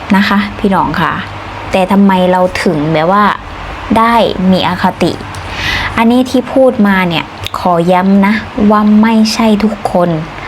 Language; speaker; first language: Thai; native; Thai